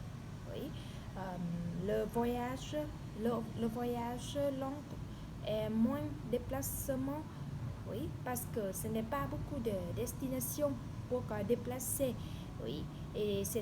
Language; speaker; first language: French; non-native, learner; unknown